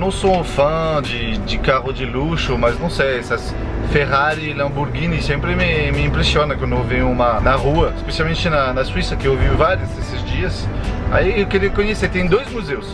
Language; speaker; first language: Portuguese; non-native, fluent; French